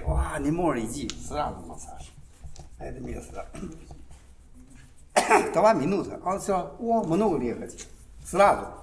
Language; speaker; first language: Russian; non-native, learner; Chinese